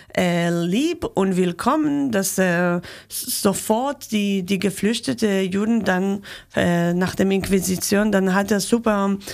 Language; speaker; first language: German; non-native, learner; Hebrew